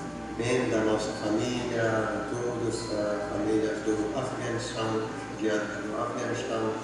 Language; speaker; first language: Portuguese; non-native, learner; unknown